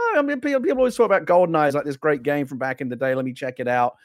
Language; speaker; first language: English; native; English